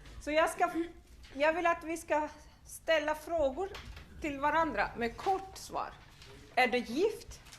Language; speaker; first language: Swedish; non-native, fluent; Arabic